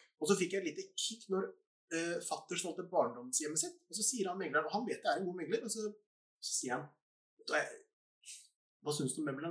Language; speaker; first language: Norwegian; native; Norwegian